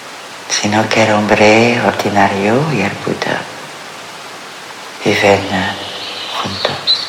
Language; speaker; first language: Spanish; non-native, fluent; French